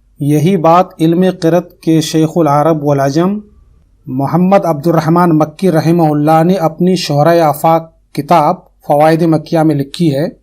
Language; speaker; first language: Urdu; native; Urdu